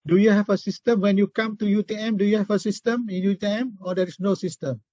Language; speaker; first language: English; non-native, local second language; Malay